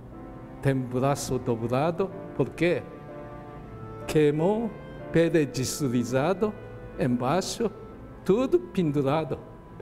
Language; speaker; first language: Portuguese; non-native, learner; Japanese